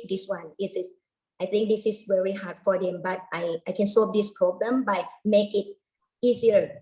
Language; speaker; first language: English; non-native, learner; Thai